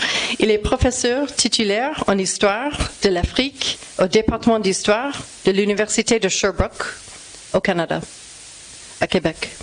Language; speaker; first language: French; non-native, fluent; English